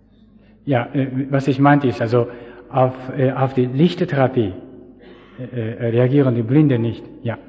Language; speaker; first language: German; non-native, fluent; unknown